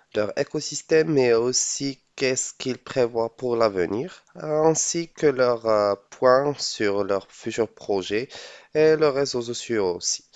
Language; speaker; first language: French; non-native, local second language; Arabic